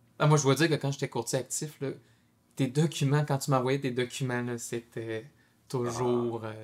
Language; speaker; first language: French; native; French